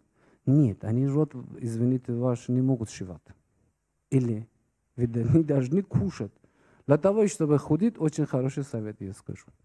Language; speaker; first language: Russian; non-native, fluent; Persian